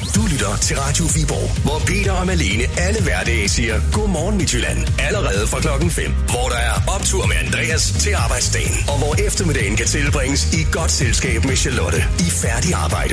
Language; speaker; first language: Danish; native; Danish